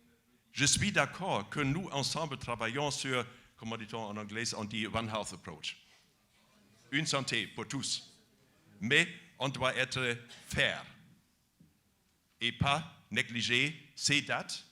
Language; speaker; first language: French; non-native, fluent; German